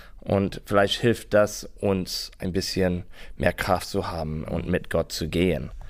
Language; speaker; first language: German; non-native, learner; English